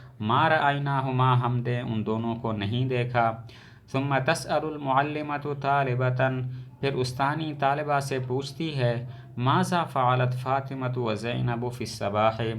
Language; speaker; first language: Urdu; native; Urdu